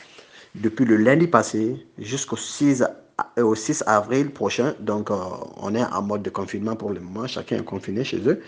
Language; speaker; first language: French; non-native, local second language; Bambara